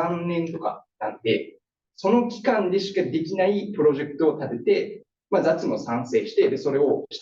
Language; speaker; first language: Japanese; native; Japanese